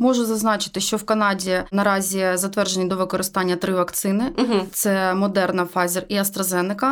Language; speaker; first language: Ukrainian; native; Ukrainian